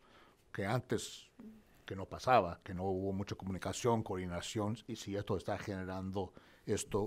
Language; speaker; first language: Spanish; non-native, fluent; English